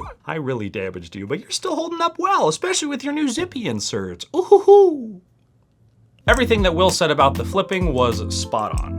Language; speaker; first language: English; native; English